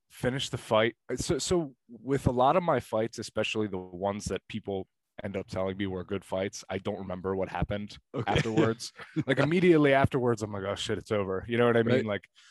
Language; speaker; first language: English; native; English